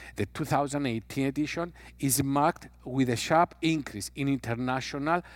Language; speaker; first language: English; non-native, fluent; Greek